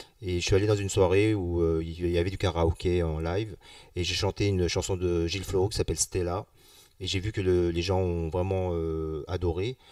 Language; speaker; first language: French; early bilingual, other home language; Vietnamese